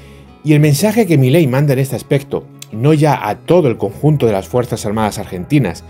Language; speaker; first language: Spanish; native; Spanish